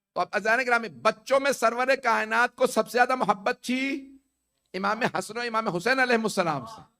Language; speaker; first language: Urdu; native; Urdu